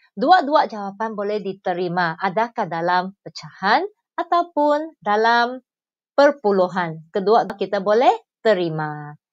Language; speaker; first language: Malay; non-native, local second language; Chinese